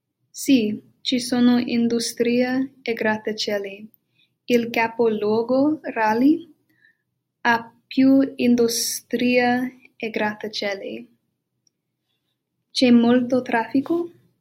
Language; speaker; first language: Italian; non-native, learner; English